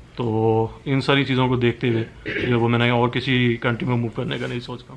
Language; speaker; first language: Urdu; non-native, local second language; Northern Hindko